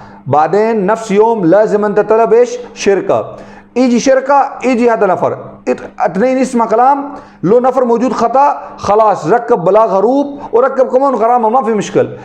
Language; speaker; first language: Arabic; non-native, learner; Urdu